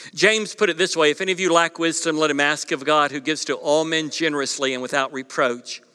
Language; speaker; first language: English; native; English